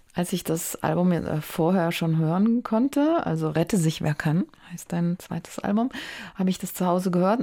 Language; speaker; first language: German; native; German